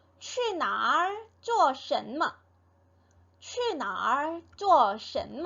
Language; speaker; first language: Chinese; non-native, fluent; Korean